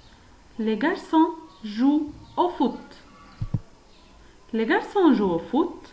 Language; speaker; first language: French; non-native, fluent; Arabic